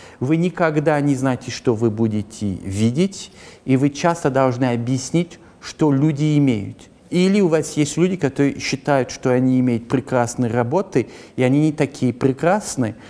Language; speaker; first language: Russian; early bilingual, heritage; Russian